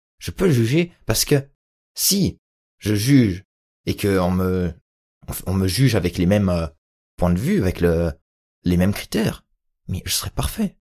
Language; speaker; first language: French; native; French